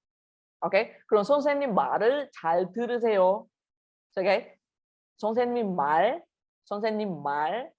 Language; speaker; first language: Korean; non-native, fluent; Malay